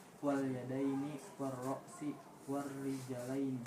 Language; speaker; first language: Arabic; non-native, learner; Indonesian